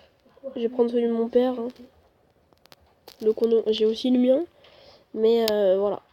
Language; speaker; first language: French; native; French